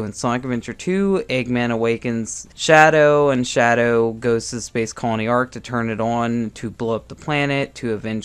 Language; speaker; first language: English; native; English